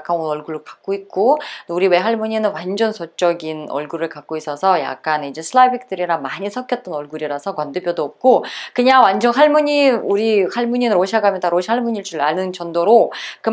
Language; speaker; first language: Korean; non-native, fluent; Uzbek